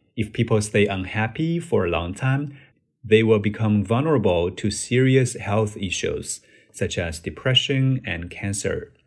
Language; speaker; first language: English; non-native, fluent; Chinese